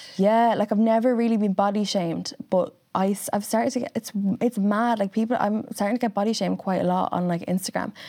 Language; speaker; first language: English; native; English